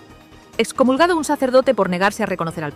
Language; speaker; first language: Spanish; native; Spanish